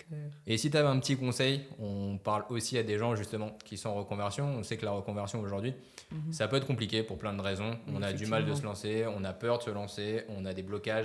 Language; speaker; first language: French; native; French